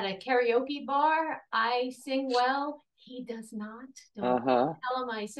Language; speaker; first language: English; native; English